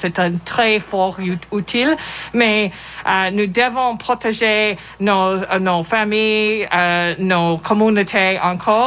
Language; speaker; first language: French; non-native, learner; English